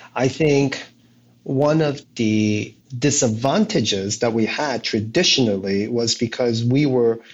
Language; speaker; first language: English; non-native, local second language; Cantonese